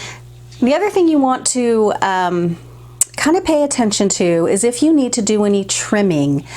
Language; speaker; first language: English; native; English